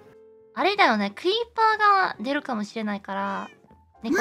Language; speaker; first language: Japanese; non-native, learner; English